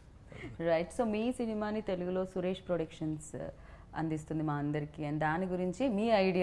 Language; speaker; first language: Telugu; native; Telugu